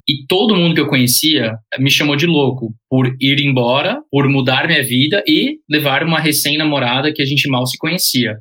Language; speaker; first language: Portuguese; early bilingual, heritage; Portuguese